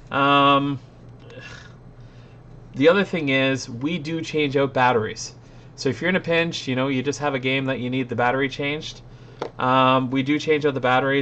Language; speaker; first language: English; native; English